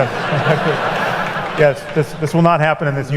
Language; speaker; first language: English; native; English